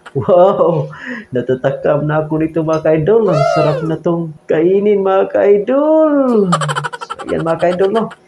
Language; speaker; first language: Filipino; non-native, local second language; Cebuano